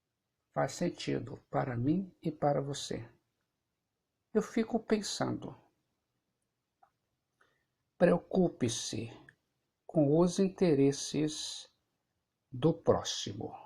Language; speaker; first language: Portuguese; native; Portuguese